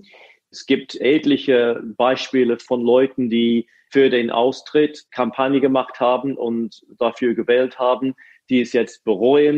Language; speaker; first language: German; non-native, fluent; English